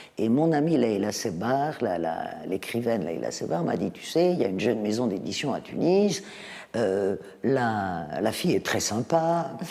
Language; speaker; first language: French; native; French